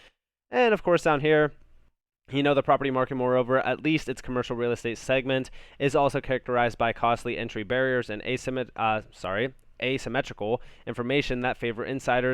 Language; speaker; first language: English; native; English